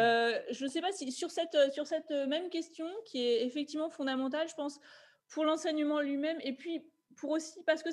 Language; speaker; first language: French; native; French